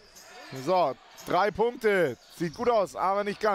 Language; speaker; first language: German; native; German